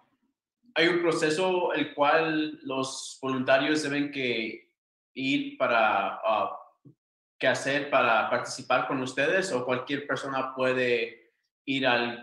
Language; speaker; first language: Spanish; early bilingual, other home language; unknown